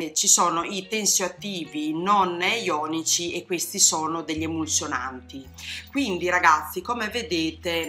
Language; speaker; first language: Italian; native; Italian